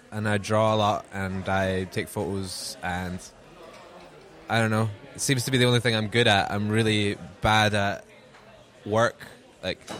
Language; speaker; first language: English; native; English